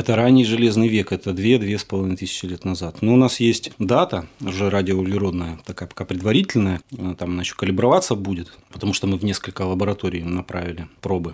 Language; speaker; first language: Russian; native; Russian